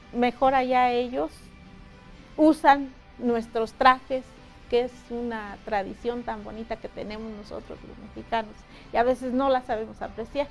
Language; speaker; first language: Spanish; native; Spanish